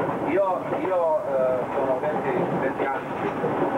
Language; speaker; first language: Italian; non-native, learner; Slovenian